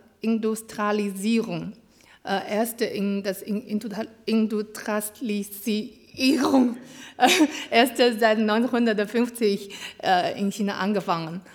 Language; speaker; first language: German; non-native, learner; Chinese